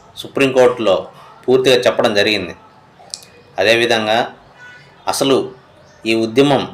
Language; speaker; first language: Telugu; native; Telugu